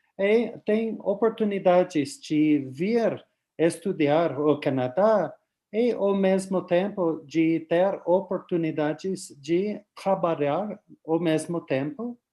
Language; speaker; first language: Portuguese; non-native, fluent; English